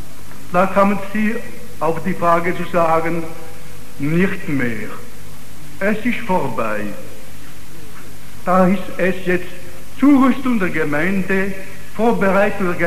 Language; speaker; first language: German; non-native, fluent; Italian